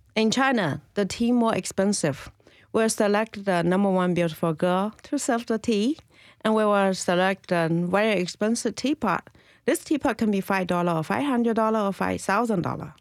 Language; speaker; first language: English; non-native, learner; Chinese